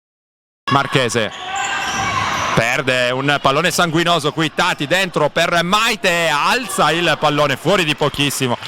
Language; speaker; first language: Italian; native; Italian